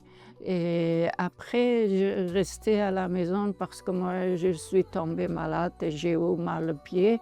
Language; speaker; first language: French; non-native, learner; Persian